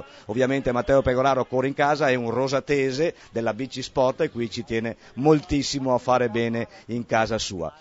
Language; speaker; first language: Italian; native; Italian